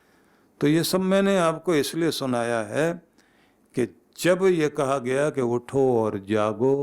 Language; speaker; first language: Hindi; native; Hindi